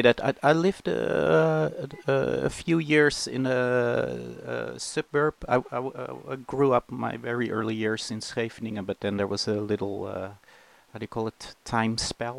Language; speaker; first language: English; non-native, fluent; Dutch